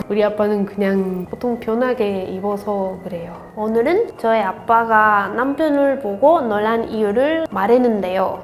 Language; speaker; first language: Korean; non-native, learner; Spanish